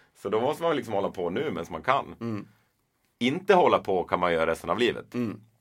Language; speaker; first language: Swedish; native; Swedish